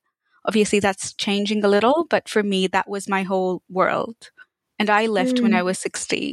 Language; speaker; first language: English; native; English